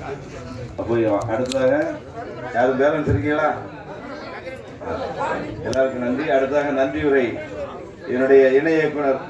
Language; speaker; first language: Tamil; native; Tamil